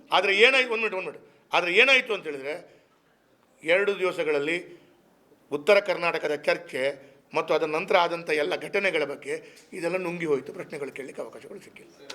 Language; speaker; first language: Kannada; non-native, local second language; Konkani